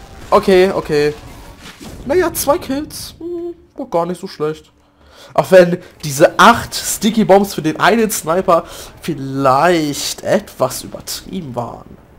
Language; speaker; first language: German; native; German